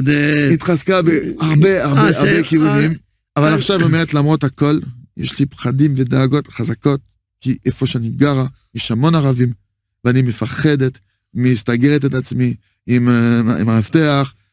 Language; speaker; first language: Hebrew; non-native, fluent; French